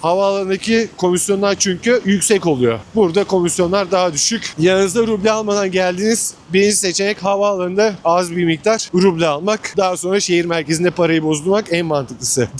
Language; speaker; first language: Turkish; native; Turkish